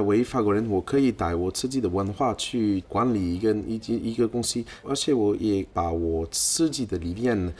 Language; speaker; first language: Chinese; non-native, fluent; French